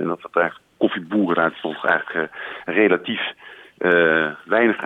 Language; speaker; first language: Dutch; native; Dutch